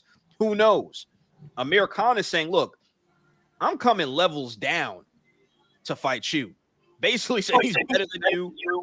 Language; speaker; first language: English; native; English